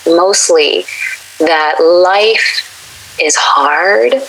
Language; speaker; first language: English; native; English